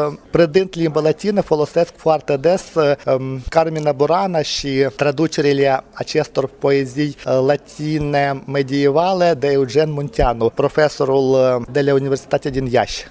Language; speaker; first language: Romanian; non-native, fluent; Ukrainian